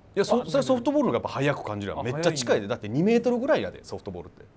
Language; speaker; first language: Japanese; native; Japanese